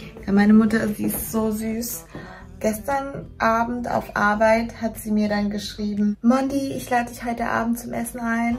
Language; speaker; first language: German; early bilingual, other home language; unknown